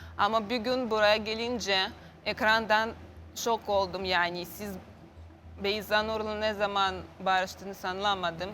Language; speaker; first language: Turkish; non-native, learner; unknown